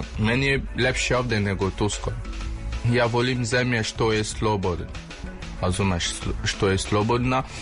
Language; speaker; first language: Serbian; non-native, learner; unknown